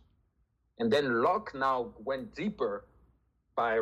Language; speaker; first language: English; non-native, fluent; French